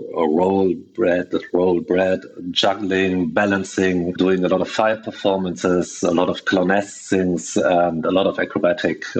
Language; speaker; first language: English; non-native, fluent; German